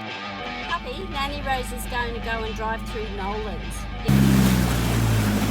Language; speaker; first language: English; native; English